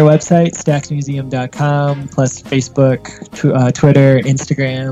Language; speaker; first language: English; native; English